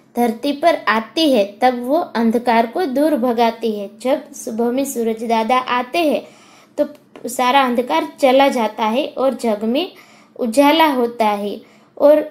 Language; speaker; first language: Hindi; non-native, local second language; Gujarati